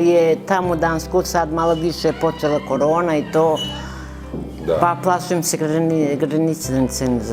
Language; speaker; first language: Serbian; early bilingual, other home language; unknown